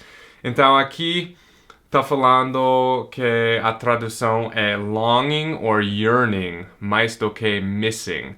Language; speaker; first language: Portuguese; non-native, fluent; English